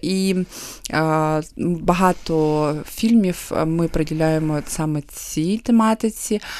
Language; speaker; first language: Ukrainian; non-native, local second language; Russian